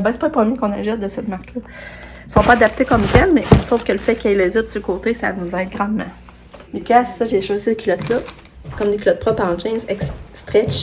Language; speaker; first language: French; native; French